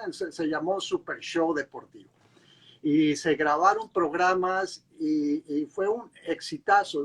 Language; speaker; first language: Spanish; native; Spanish